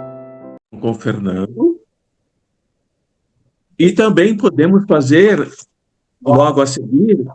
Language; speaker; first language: Portuguese; native; Portuguese